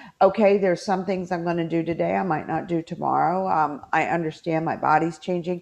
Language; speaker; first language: English; native; English